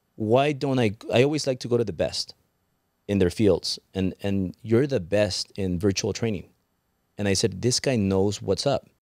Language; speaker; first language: English; early bilingual, other home language; Spanish